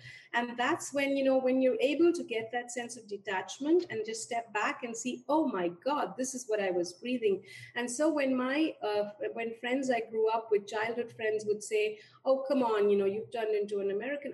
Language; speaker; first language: English; non-native, local second language; Hindi